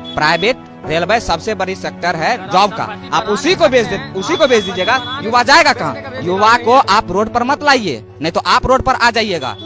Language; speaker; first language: Hindi; native; Hindi